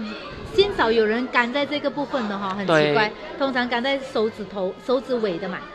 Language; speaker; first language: Chinese; native; Chinese